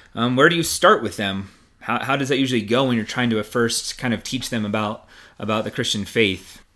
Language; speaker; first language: English; native; English